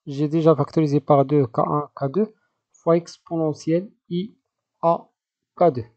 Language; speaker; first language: French; non-native, local second language; Arabic